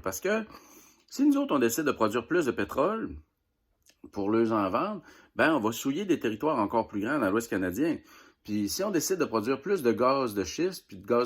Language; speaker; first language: French; native; French